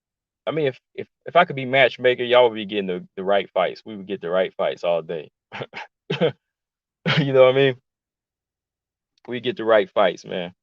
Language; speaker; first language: English; native; English